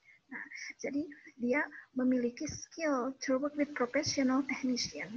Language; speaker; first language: English; non-native, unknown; Indonesian